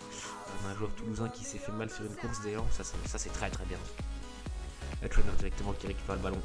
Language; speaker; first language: French; native; French